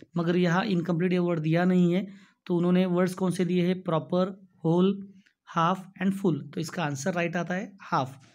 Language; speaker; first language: Hindi; non-native, local second language; Marathi